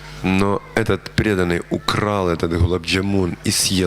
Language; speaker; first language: Russian; native; Russian